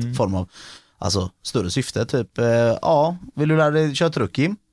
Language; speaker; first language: Swedish; native; Swedish